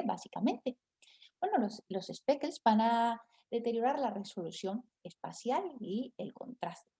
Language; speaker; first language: Spanish; native; Spanish